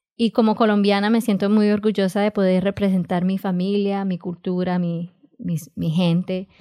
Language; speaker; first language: Spanish; early bilingual, heritage; Spanish